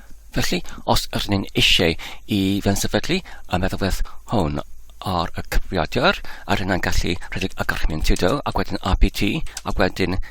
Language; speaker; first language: Welsh; non-native, learner; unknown